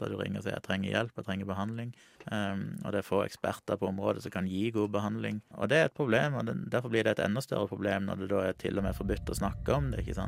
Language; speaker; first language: Norwegian; native; Norwegian